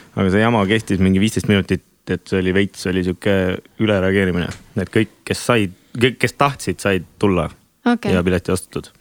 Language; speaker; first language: Estonian; non-native, local second language; Russian